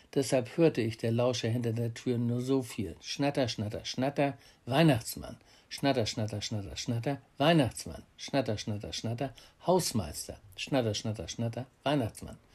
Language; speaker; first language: German; native; German